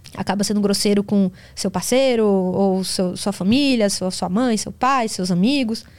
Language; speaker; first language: Portuguese; native; Portuguese